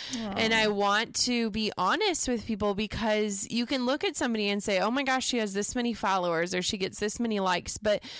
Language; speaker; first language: English; native; English